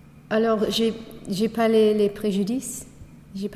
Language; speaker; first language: French; non-native, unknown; English